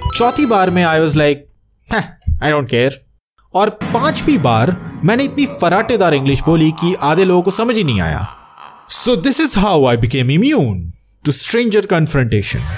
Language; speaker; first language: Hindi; non-native, local second language; Bangla